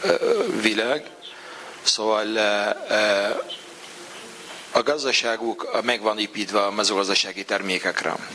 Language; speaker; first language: Hungarian; non-native, fluent; Arabic